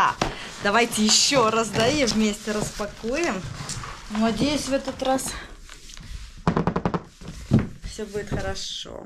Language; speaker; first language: Russian; native; Russian